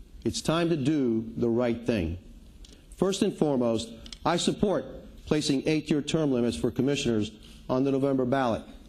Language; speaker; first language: English; early bilingual, other home language; Spanish